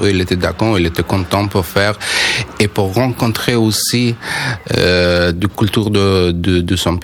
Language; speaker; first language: French; non-native, learner; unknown